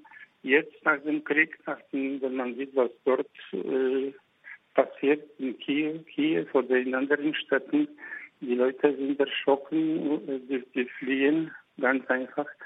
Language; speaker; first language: German; non-native, fluent; Polish